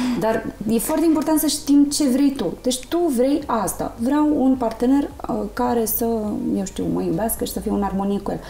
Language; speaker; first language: Romanian; native; Romanian